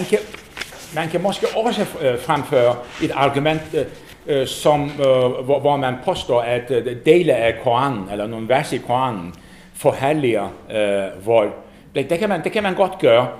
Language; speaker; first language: Danish; non-native, fluent; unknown